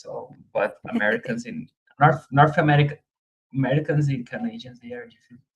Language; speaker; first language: English; non-native, fluent; Portuguese